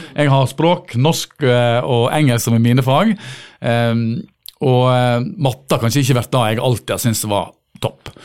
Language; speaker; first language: Norwegian; native; Norwegian